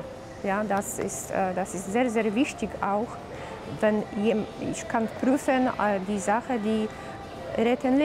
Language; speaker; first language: German; non-native, learner; Polish